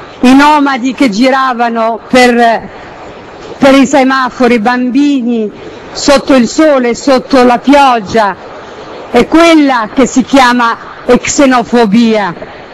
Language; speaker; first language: Italian; non-native, fluent; Arabic